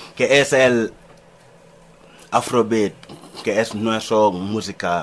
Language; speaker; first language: Spanish; non-native, learner; Wolof